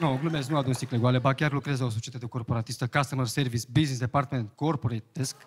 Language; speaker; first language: Romanian; native; Romanian